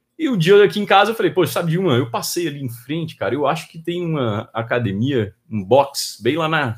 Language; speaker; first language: Portuguese; native; Portuguese